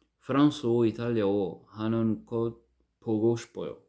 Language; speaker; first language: Korean; non-native, learner; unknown